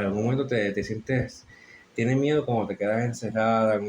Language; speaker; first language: Spanish; native; Spanish